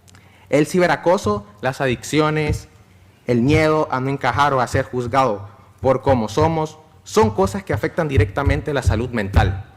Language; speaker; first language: Spanish; native; Spanish